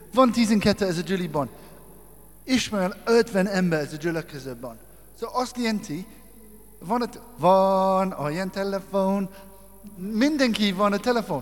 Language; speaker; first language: Hungarian; non-native, learner; English